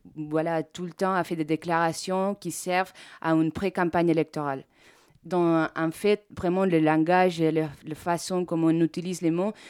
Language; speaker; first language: French; non-native, fluent; Spanish